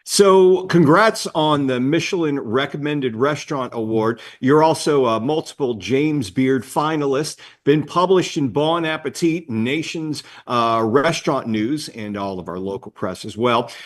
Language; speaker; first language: English; native; English